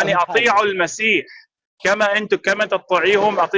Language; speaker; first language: Arabic; native; Arabic